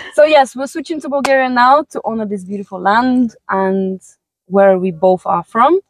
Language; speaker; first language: English; non-native, fluent; Bulgarian